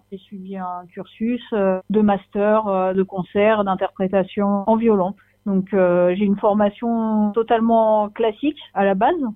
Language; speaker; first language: French; native; French